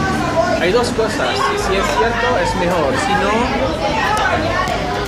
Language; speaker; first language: Spanish; non-native, learner; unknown